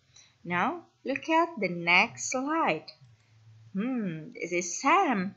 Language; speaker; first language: English; non-native, fluent; Indonesian